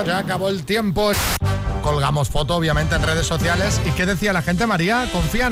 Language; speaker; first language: Spanish; native; Spanish